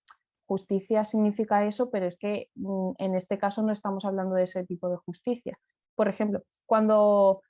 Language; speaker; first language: Spanish; native; Spanish